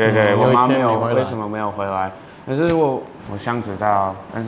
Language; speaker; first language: Chinese; early bilingual, heritage; English